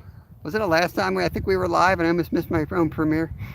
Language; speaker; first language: English; native; English